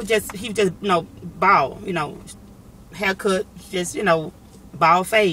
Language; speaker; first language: English; native; English